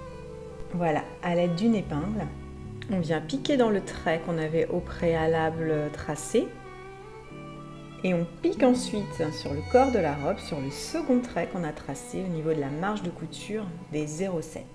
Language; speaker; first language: French; native; French